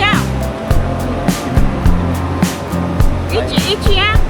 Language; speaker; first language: Chinese; non-native, learner; Filipino